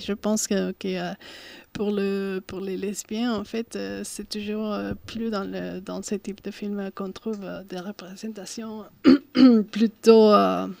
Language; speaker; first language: French; non-native, fluent; Spanish